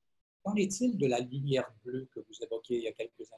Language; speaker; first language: French; native; French